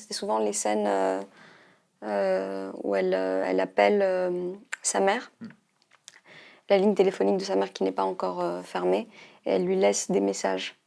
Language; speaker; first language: French; early bilingual, heritage; French